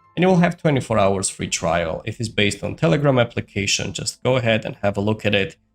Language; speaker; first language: English; non-native, fluent; Georgian